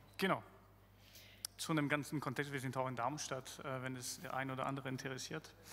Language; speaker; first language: German; non-native, fluent; French